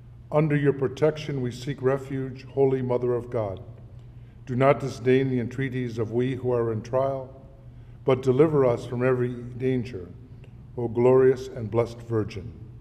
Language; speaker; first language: English; native; English